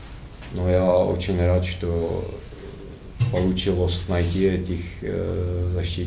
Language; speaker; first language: Russian; non-native, fluent; Czech